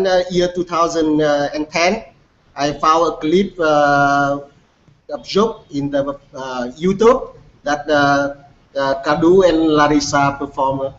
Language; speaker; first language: English; non-native, learner; Vietnamese